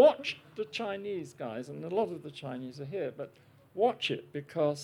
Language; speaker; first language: English; native; English